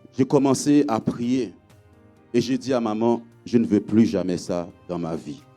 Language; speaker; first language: French; non-native, local second language; Haitian Creole